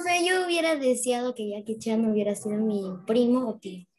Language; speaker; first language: Spanish; native; Spanish